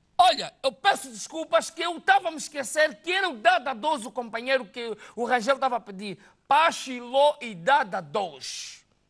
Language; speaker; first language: Portuguese; native; Portuguese